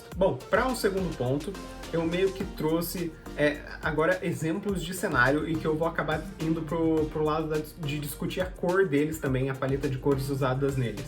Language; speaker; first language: Portuguese; native; Portuguese